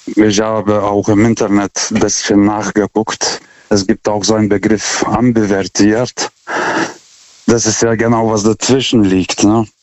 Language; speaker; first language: German; non-native, fluent; Lithuanian